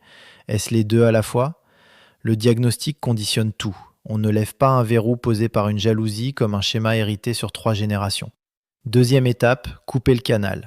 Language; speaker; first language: French; native; French